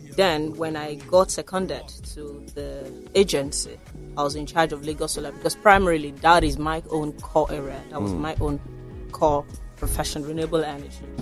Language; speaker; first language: English; non-native, local second language; Yoruba